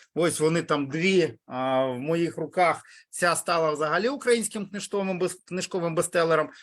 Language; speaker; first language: Ukrainian; non-native, local second language; Russian